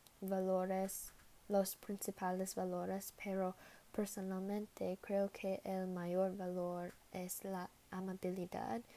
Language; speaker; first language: Spanish; non-native, learner; English